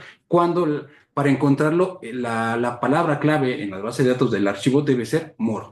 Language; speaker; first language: Spanish; native; Spanish